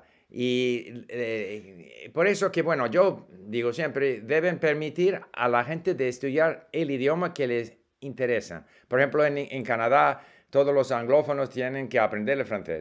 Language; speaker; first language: Spanish; non-native, fluent; English